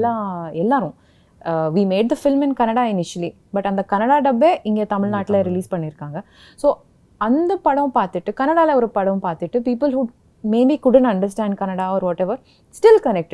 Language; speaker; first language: Tamil; non-native, local second language; Kannada